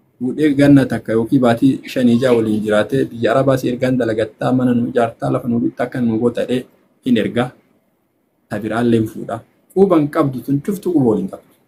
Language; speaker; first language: Oromo; native; Oromo